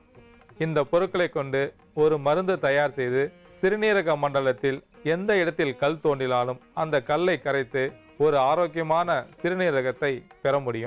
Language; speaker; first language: Tamil; native; Tamil